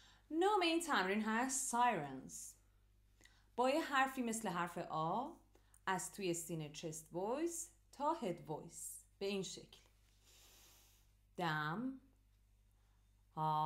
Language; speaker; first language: Persian; native; Persian